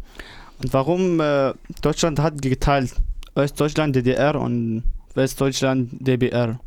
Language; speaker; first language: German; non-native, learner; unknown